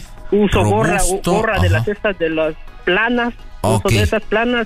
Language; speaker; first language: Spanish; native; Spanish